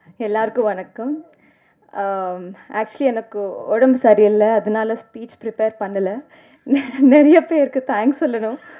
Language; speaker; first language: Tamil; non-native, learner; Telugu